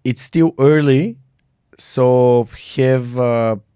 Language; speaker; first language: English; non-native, fluent; Bulgarian